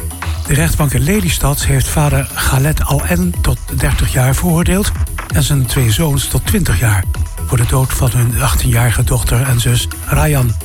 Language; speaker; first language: Dutch; native; Dutch